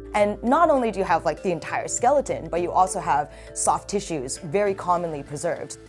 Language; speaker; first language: English; native; English